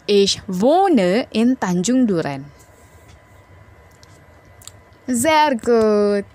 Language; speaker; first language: German; non-native, fluent; Indonesian